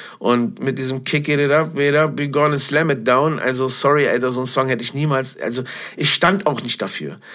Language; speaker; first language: German; native; German